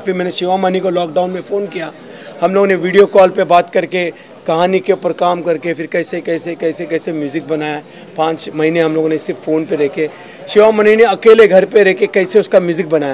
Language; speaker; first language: Hindi; native; Hindi